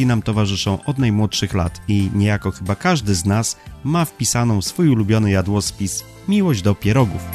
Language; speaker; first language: Polish; native; Polish